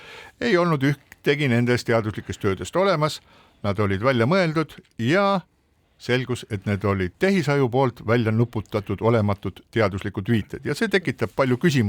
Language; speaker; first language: Estonian; native; Estonian